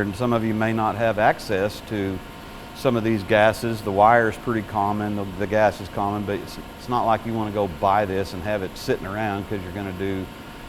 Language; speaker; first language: English; native; English